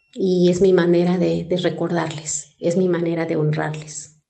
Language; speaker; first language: Spanish; non-native, local second language; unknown